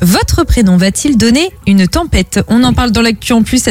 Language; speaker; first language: French; native; French